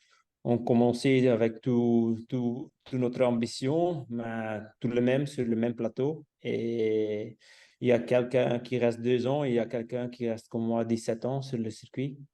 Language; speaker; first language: French; non-native, local second language; Dutch